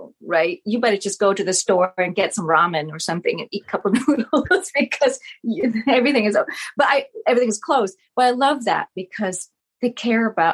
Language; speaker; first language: English; non-native, fluent; Vietnamese